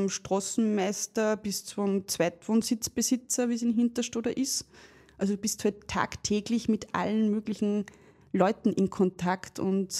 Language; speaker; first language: German; native; German